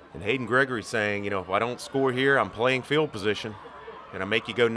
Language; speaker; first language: English; native; English